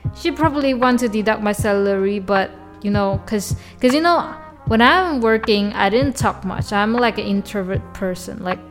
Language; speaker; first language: English; non-native, local second language; Chinese